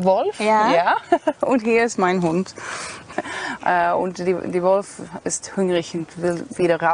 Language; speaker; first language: German; non-native, learner; Dutch